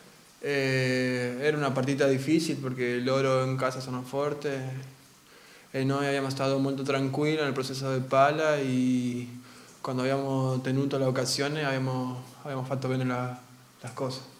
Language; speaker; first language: Italian; non-native, learner; Spanish